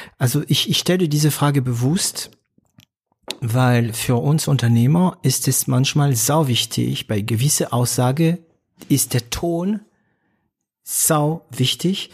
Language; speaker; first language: German; non-native, fluent; French